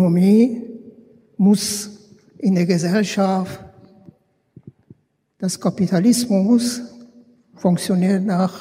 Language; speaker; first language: German; non-native, fluent; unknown